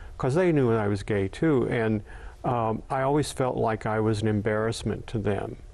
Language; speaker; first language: English; native; English